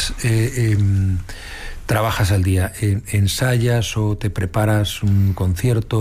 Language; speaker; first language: Spanish; native; Spanish